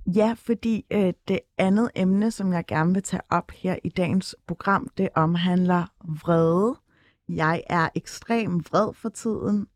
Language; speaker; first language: Danish; early bilingual, other home language; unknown